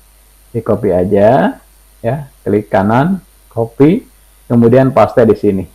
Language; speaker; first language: Indonesian; native; Indonesian